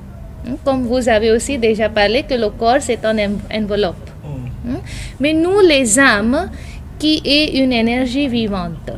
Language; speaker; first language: French; non-native, fluent; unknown